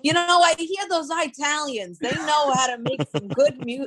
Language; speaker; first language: English; native; English